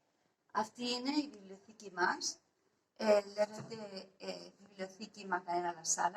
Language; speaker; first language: Greek; non-native, fluent; Spanish